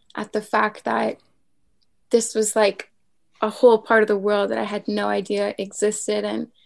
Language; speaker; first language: English; native; English